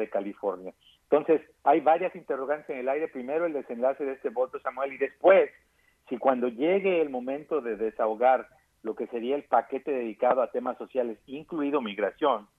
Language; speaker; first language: Spanish; native; Spanish